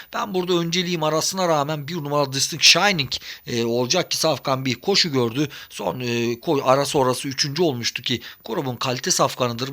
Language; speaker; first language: Turkish; native; Turkish